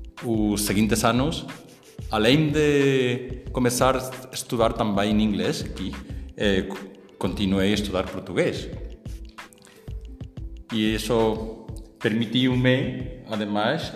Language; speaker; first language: Portuguese; non-native, fluent; Spanish